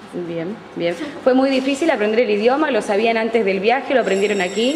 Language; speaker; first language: Spanish; native; Spanish